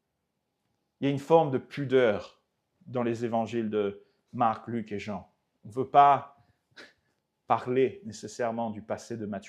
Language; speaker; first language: French; native; French